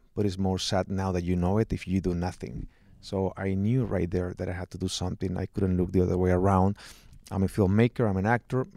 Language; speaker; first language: English; non-native, fluent; Spanish